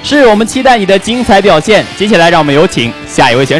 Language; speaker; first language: Chinese; native; Chinese